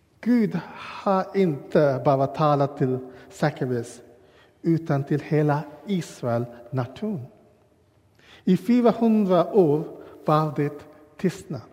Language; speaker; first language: Swedish; non-native, learner; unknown